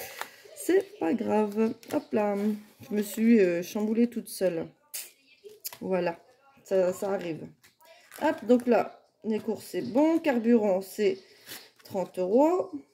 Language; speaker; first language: French; native; French